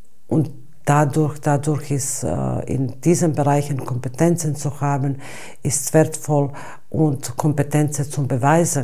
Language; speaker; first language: German; non-native, fluent; Bosnian